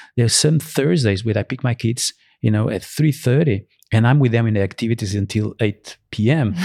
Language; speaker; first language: English; early bilingual, other home language; Portuguese